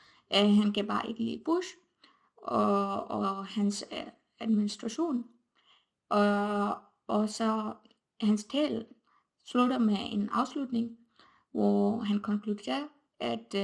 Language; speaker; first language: Danish; non-native, fluent; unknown